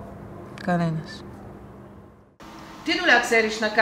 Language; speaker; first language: Greek; non-native, fluent; Bulgarian